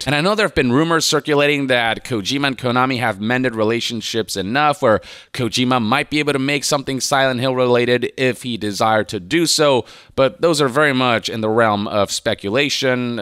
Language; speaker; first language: English; native; English